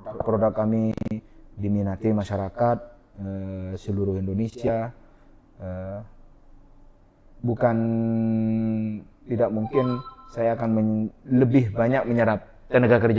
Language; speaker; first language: Indonesian; non-native, local second language; Madurese